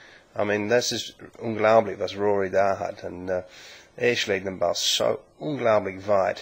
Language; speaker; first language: German; non-native, learner; English